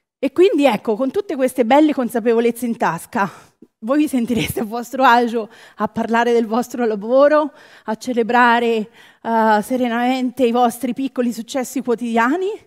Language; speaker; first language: Italian; native; Italian